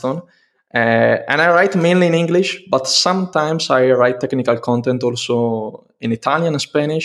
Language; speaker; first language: English; non-native, fluent; Italian